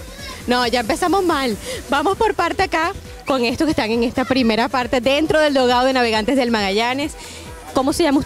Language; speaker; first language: Spanish; native; Spanish